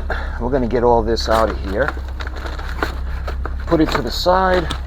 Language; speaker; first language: English; native; English